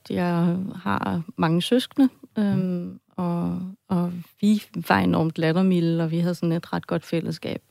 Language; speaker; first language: Danish; early bilingual, heritage; Danish